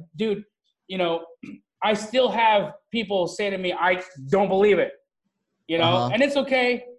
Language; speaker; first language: English; native; English